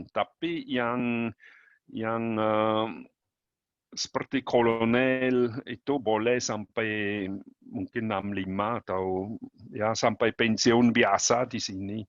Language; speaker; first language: Indonesian; non-native, learner; German